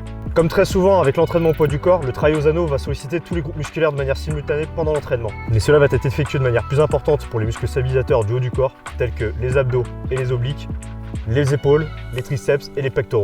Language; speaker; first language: French; native; French